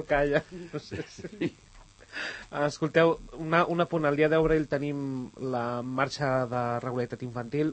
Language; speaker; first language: Catalan; native; Catalan